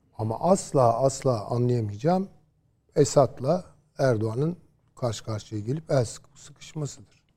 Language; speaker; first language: Turkish; native; Turkish